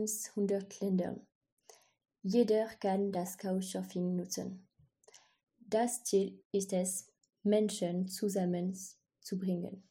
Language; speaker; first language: German; non-native, learner; French